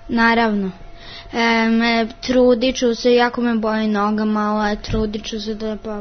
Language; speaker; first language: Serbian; early bilingual, heritage; Serbian